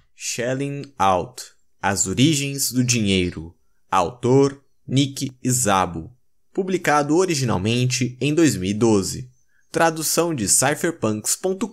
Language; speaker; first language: Portuguese; native; Portuguese